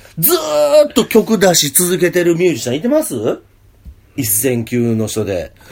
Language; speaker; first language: Japanese; native; Japanese